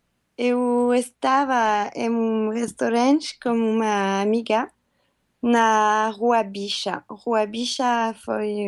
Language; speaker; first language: Portuguese; non-native, learner; French